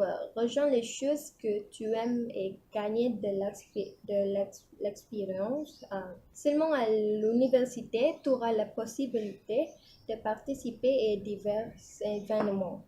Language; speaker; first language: French; non-native, learner; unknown